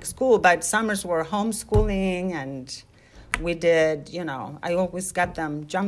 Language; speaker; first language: English; non-native, fluent; Spanish